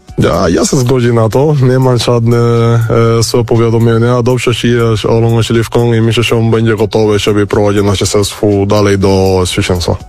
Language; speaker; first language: Polish; non-native, fluent; Spanish